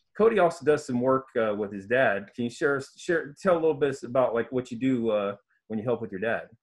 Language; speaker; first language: English; native; English